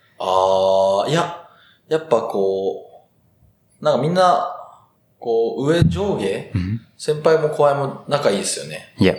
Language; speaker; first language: Japanese; native; Japanese